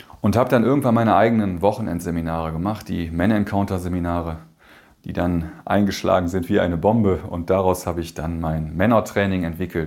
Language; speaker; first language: German; native; German